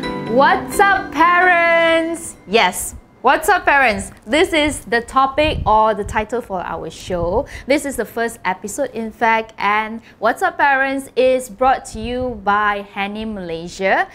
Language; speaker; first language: English; non-native, local second language; Malay